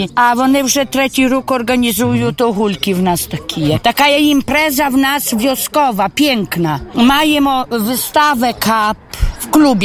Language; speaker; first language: Polish; non-native, local second language; Ukrainian